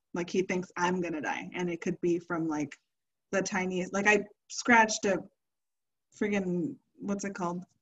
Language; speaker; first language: English; early bilingual, other home language; Spanish